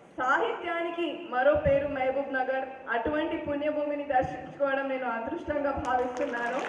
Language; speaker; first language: Telugu; non-native, local second language; Hindi